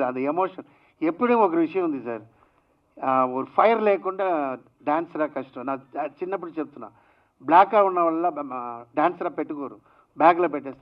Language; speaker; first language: Telugu; non-native, learner; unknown